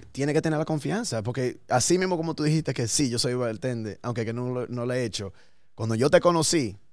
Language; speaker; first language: Spanish; early bilingual, heritage; Spanish